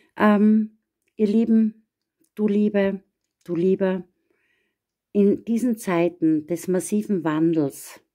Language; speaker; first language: German; native; German